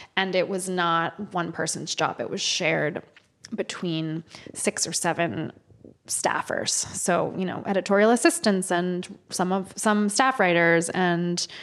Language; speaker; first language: English; native; English